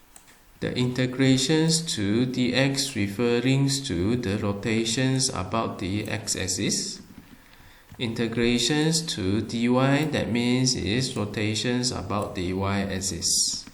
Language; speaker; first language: English; non-native, fluent; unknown